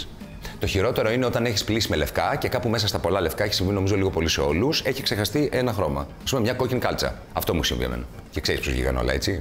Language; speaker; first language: Greek; native; Greek